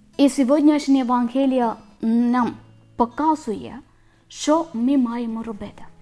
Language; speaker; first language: Ukrainian; non-native, learner; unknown